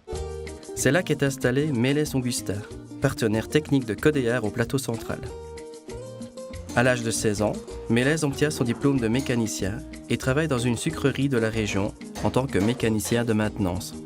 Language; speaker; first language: French; native; French